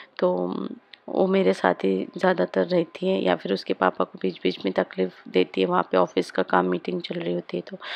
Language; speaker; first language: Hindi; native; Hindi